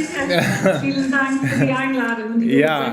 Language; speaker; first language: German; non-native, fluent; English